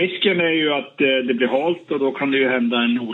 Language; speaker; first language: Swedish; native; Swedish